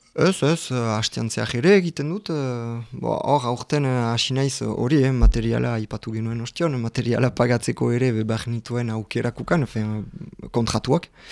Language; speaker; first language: Basque; non-native, local second language; French